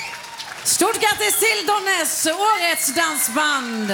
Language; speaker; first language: Swedish; native; Swedish